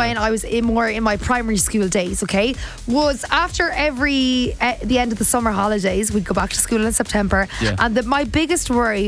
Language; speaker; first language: English; native; English